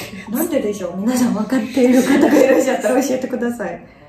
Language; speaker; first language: Japanese; non-native, fluent; Russian